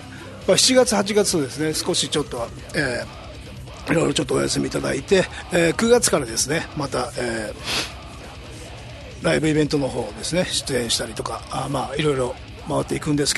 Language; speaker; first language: Japanese; native; Japanese